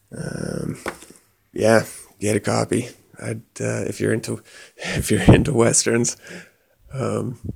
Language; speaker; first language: English; native; English